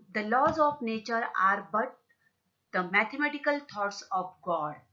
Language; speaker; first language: English; non-native, local second language; Marathi